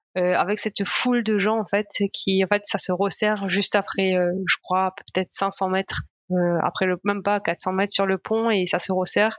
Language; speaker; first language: French; non-native, local second language; Morisyen